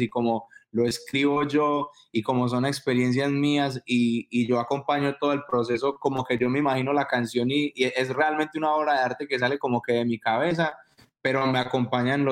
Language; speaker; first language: Spanish; native; Spanish